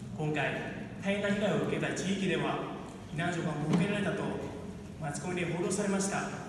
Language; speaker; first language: Japanese; non-native, fluent; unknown